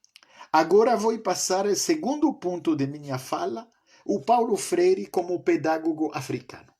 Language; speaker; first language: Portuguese; non-native, fluent; French